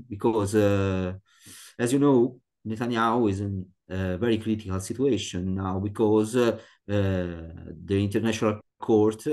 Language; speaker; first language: English; non-native, learner; Italian